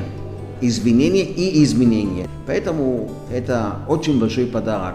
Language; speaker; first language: Russian; non-native, fluent; Hebrew